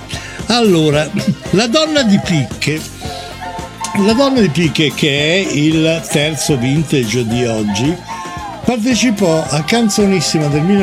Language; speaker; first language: Italian; native; Italian